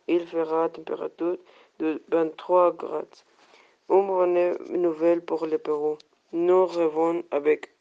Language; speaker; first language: French; non-native, learner; Spanish